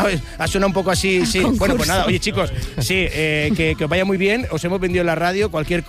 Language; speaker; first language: Spanish; native; Spanish